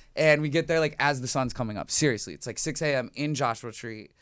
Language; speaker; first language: English; native; English